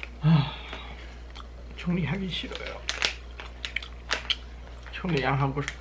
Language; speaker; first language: Korean; non-native, learner; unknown